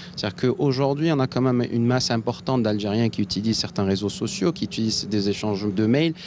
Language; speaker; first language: French; non-native, local second language; Arabic